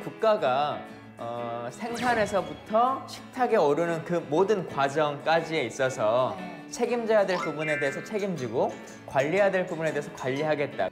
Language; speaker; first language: Korean; native; Korean